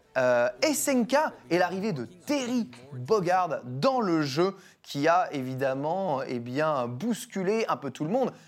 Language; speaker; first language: French; native; French